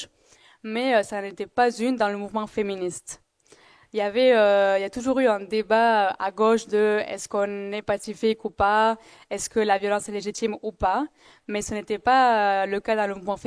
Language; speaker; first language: French; native; French